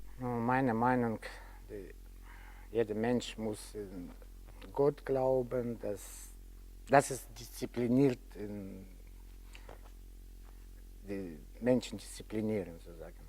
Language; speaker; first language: German; non-native, learner; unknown